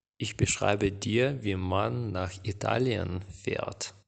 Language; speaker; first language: German; non-native, fluent; Ukrainian